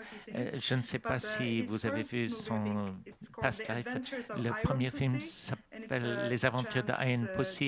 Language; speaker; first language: French; non-native, fluent; Swedish